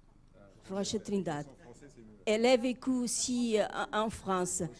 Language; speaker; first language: French; non-native, fluent; Portuguese